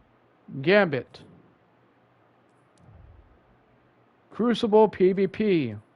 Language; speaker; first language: English; native; English